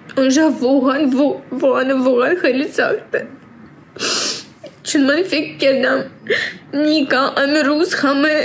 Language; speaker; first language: Persian; early bilingual, heritage; Persian